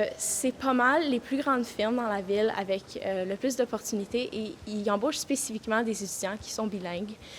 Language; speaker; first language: French; native; French